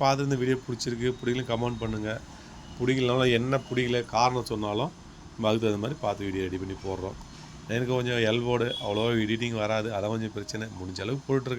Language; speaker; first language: Tamil; native; Tamil